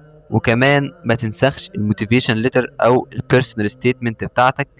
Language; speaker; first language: Arabic; native; Arabic